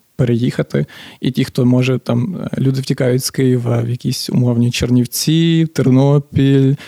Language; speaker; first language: Ukrainian; native; Ukrainian